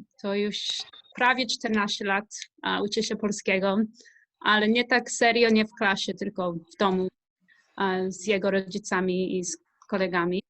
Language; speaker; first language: Polish; non-native, learner; English